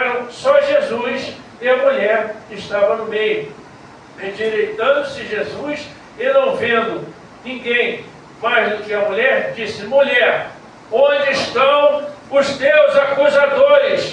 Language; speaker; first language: Portuguese; native; Portuguese